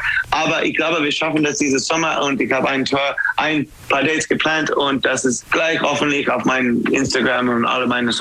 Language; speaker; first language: German; non-native, fluent; English